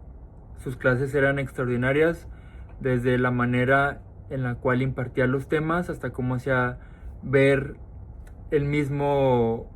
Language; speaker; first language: Spanish; native; Spanish